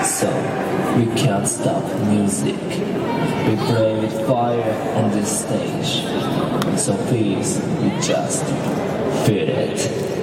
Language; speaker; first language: English; non-native, learner; Japanese